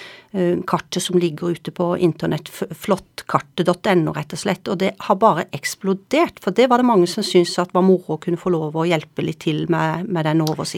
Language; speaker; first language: Norwegian; native; Norwegian